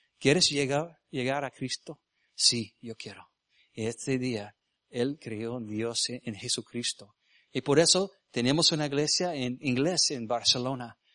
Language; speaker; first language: Spanish; early bilingual, heritage; Spanish